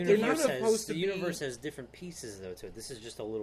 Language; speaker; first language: English; native; English